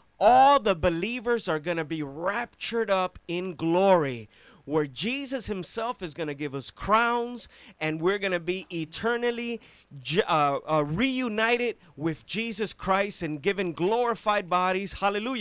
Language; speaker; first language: English; early bilingual, other home language; Spanish